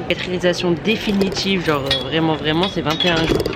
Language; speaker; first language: French; native; French